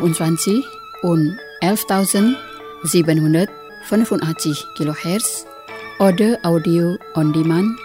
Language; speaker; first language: German; non-native, fluent; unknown